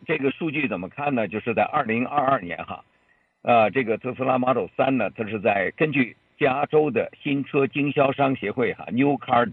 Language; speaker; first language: Chinese; native; Chinese